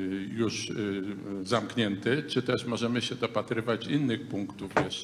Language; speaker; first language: Polish; native; Polish